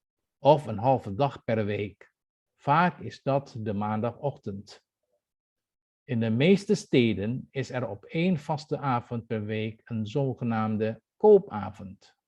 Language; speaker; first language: Dutch; non-native, fluent; Indonesian